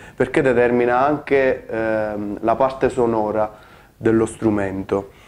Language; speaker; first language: Italian; native; Italian